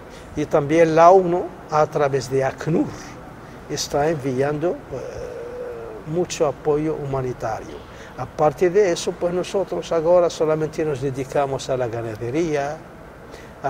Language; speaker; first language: Spanish; non-native, local second language; Arabic